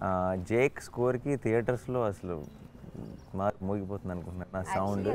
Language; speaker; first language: Telugu; native; Telugu